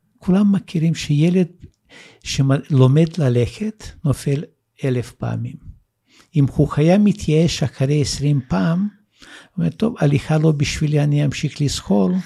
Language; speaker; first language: Hebrew; non-native, fluent; Russian